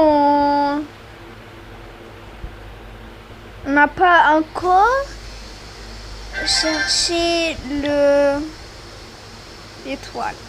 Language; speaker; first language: French; non-native, learner; Arabic